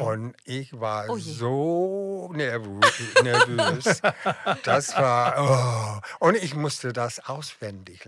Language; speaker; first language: German; non-native, fluent; English